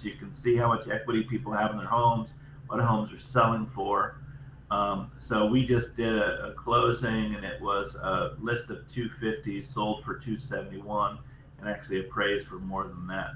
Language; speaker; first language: English; native; English